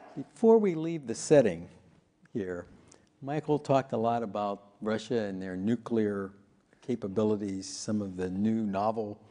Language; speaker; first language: English; native; English